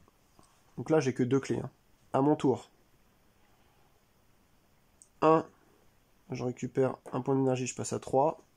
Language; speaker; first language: French; native; French